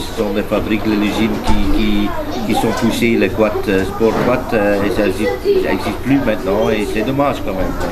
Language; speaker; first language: French; non-native, learner; Dutch